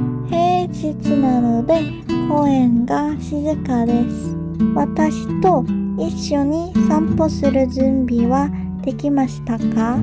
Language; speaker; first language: Japanese; non-native, fluent; Korean